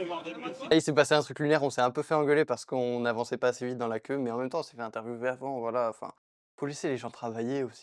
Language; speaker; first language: French; native; French